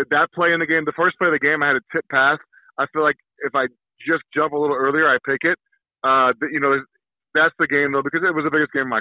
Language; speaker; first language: English; native; English